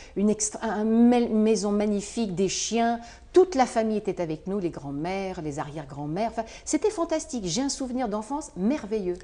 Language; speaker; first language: French; native; French